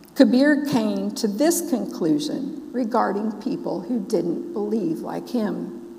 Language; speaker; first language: English; native; English